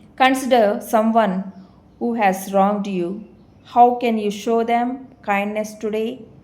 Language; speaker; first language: English; non-native, local second language; Telugu